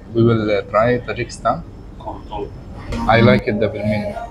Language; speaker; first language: English; non-native, fluent; Arabic